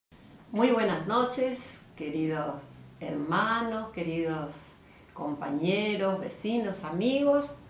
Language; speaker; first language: Spanish; native; Spanish